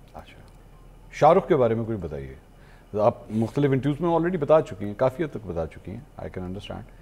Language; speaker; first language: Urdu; non-native, local second language; Punjabi